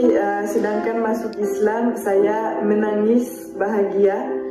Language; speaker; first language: Indonesian; non-native, fluent; French